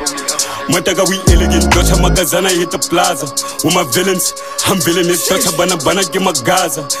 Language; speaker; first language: English; non-native, local second language; Tswana